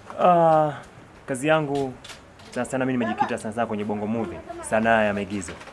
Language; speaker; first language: Swahili; native; Swahili